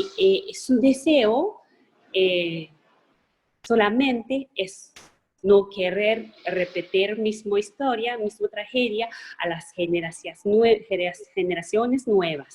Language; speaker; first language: Spanish; non-native, fluent; Japanese